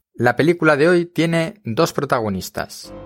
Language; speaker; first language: Spanish; native; Spanish